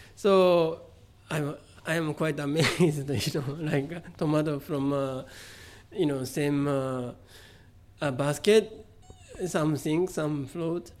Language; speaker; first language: English; non-native, fluent; Japanese